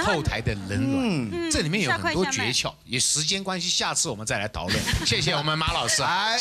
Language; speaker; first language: Chinese; native; Chinese